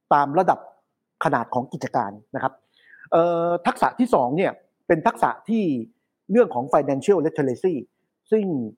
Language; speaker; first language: Thai; native; Thai